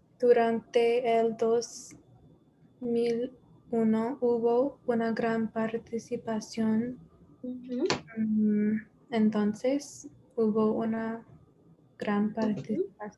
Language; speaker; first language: Spanish; non-native, learner; English